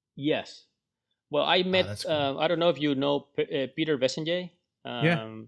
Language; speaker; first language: English; non-native, fluent; Spanish